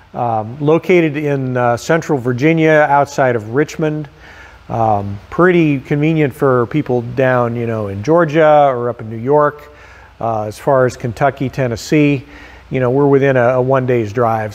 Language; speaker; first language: English; native; English